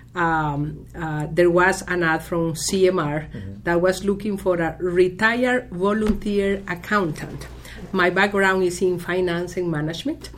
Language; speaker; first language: English; non-native, fluent; Spanish